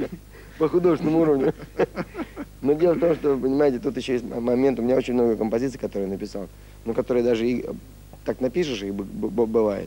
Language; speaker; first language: Russian; native; Russian